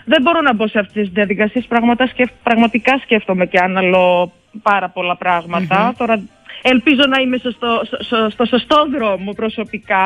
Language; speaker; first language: Greek; non-native, fluent; Georgian